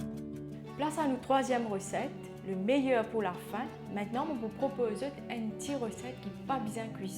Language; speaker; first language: French; non-native, local second language; Morisyen